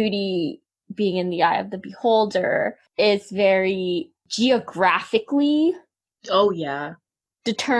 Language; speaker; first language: English; native; English